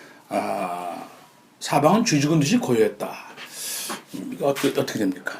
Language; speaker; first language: Korean; native; Korean